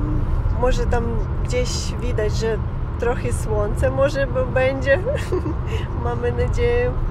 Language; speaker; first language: Polish; non-native, learner; Ukrainian